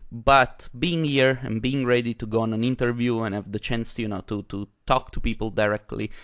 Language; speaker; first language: English; non-native, fluent; Italian